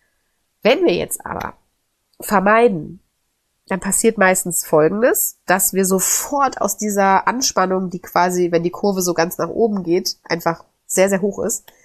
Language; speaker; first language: German; native; German